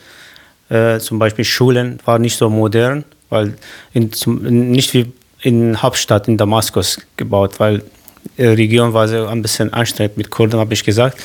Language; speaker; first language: German; non-native, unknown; Kurdish